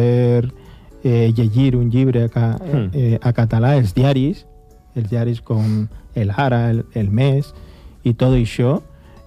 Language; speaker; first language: Catalan; non-native, fluent; Spanish